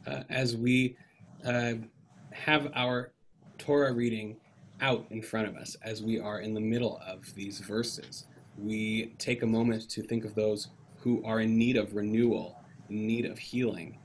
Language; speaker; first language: English; native; English